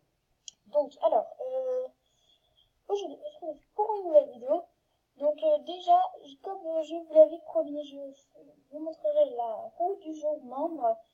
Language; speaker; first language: French; native; French